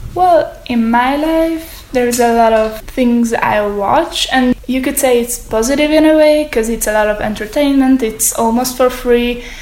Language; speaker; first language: English; non-native, fluent; Hungarian